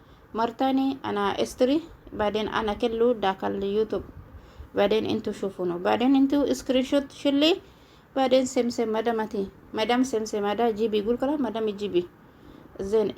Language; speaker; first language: Arabic; non-native, learner; Oromo